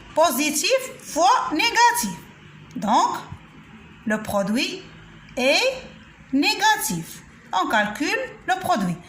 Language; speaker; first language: French; non-native, local second language; Arabic